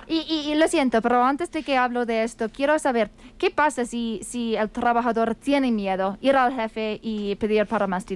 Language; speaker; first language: Spanish; non-native, fluent; English